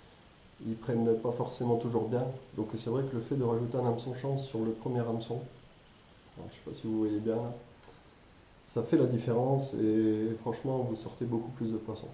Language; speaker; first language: French; native; French